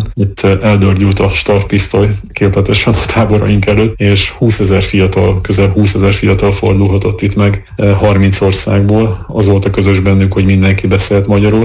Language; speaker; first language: Hungarian; native; Hungarian